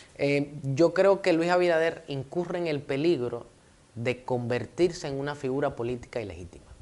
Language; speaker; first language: Spanish; native; Spanish